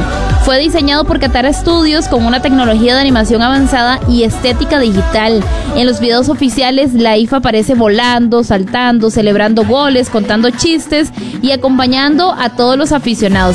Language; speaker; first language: Spanish; native; Spanish